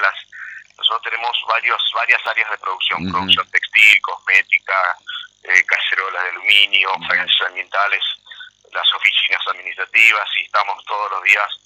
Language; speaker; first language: Spanish; native; Spanish